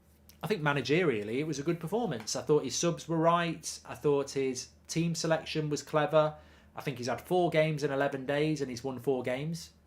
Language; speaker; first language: English; native; English